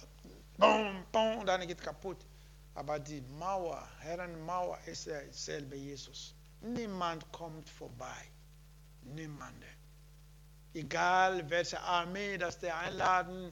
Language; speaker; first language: German; non-native, learner; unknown